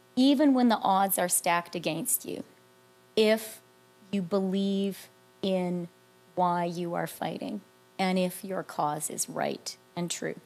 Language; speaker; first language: English; native; English